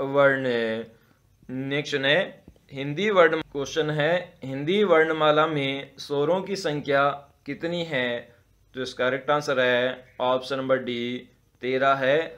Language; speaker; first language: Hindi; native; Hindi